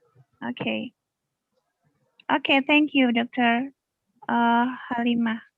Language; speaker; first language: English; non-native, learner; Indonesian